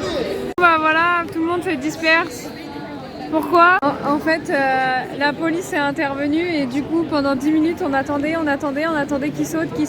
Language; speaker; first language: French; native; French